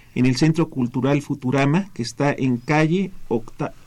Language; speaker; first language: Spanish; native; Spanish